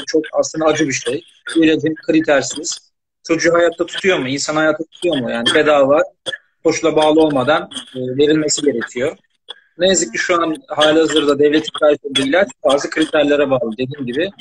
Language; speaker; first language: Turkish; native; Turkish